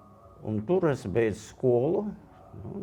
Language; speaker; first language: Latvian; non-native, local second language; Russian